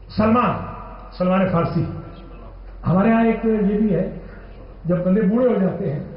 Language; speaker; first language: Urdu; non-native, local second language; Punjabi